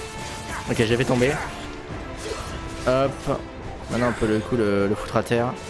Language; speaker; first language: French; native; French